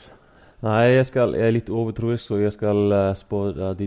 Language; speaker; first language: Norwegian; non-native, fluent; Icelandic